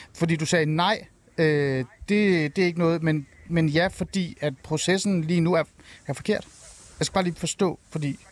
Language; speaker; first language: Danish; early bilingual, other home language; Persian